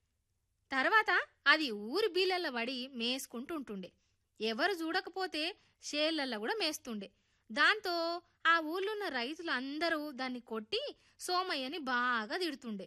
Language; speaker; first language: Telugu; native; Telugu